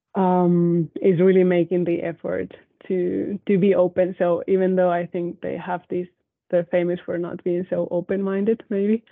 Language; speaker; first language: English; non-native, fluent; Spanish